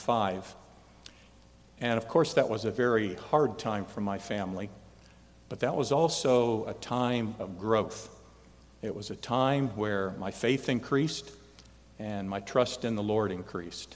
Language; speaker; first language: English; native; English